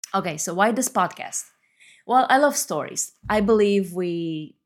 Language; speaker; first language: English; non-native, fluent; Romanian